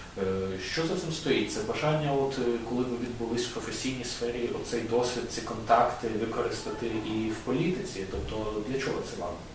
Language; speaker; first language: Ukrainian; native; Ukrainian